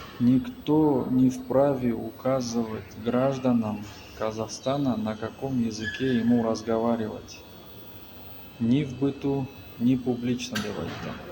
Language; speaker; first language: Kazakh; non-native, local second language; Russian